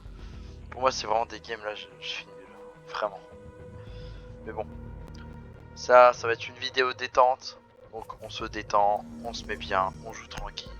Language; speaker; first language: French; native; French